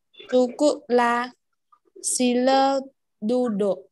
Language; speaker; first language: Indonesian; non-native, learner; Vietnamese